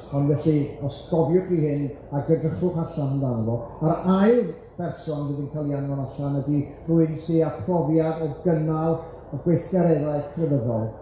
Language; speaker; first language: Welsh; non-native, fluent; Spanish